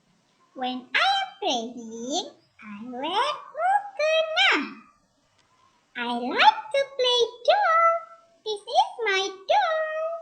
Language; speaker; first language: English; non-native, learner; Indonesian